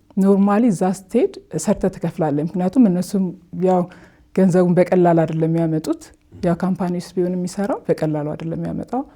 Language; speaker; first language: Amharic; native; Amharic